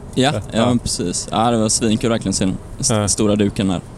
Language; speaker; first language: Swedish; native; Swedish